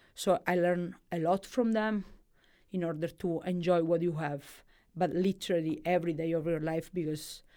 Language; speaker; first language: English; non-native, fluent; Italian